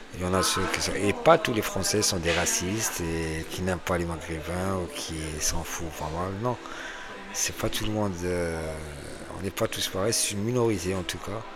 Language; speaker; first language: French; non-native, local second language; Arabic